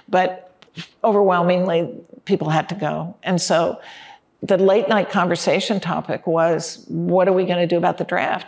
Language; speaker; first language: English; native; English